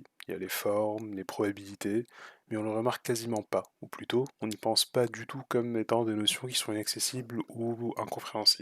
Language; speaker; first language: French; native; French